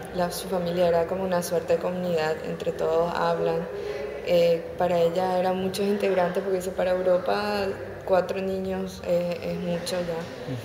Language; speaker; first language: Spanish; native; Spanish